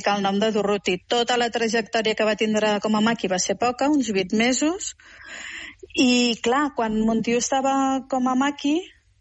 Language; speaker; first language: Catalan; native; Catalan